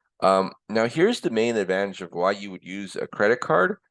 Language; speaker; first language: English; early bilingual, other home language; Korean